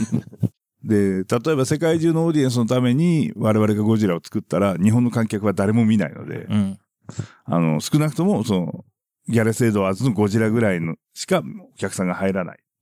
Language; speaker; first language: Japanese; native; Japanese